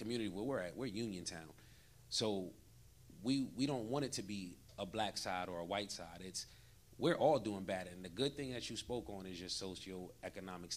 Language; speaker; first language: English; native; English